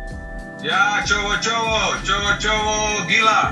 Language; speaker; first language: Indonesian; non-native, learner; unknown